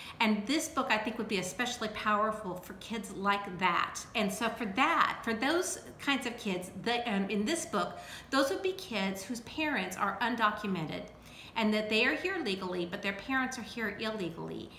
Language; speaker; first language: English; native; English